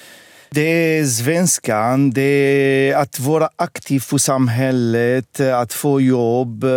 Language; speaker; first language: Swedish; non-native, fluent; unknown